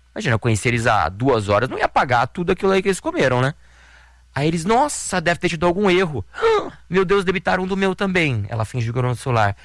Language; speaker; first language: Portuguese; native; Portuguese